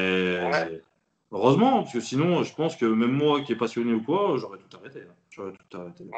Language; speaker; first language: French; native; French